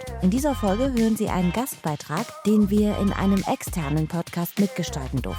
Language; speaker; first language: German; native; German